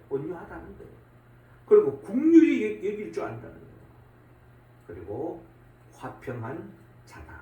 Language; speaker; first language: Korean; native; Korean